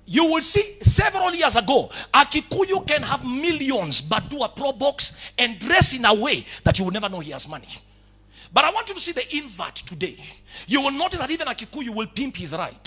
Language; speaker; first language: English; non-native, local second language; Swahili